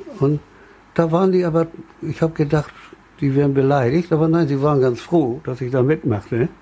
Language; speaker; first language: German; native; German